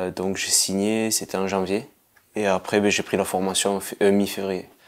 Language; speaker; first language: French; native; French